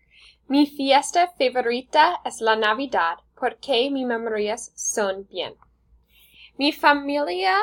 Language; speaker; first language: Spanish; non-native, learner; English